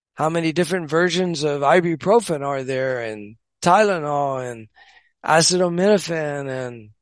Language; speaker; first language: English; native; English